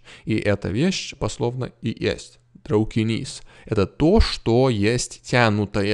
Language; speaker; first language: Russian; non-native, fluent; Lithuanian